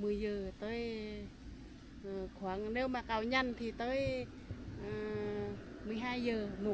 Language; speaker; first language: Vietnamese; native; Vietnamese